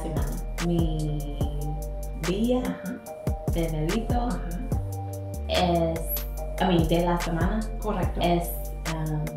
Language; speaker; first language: Spanish; non-native, learner; English